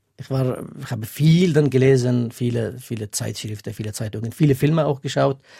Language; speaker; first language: German; non-native, fluent; Kurdish